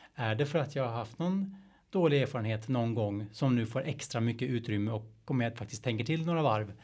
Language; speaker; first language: Swedish; native; Swedish